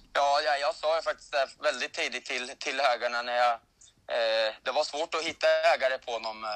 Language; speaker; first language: Swedish; native; Swedish